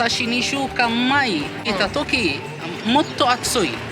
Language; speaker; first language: Japanese; non-native, learner; Arabic